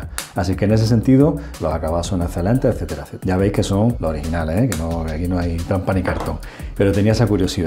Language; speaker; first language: Spanish; native; Spanish